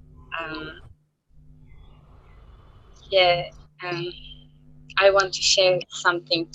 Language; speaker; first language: English; non-native, learner; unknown